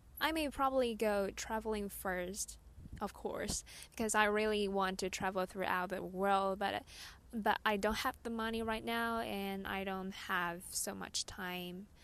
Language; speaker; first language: English; non-native, fluent; Chinese